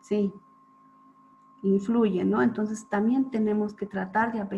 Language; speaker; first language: Spanish; native; Spanish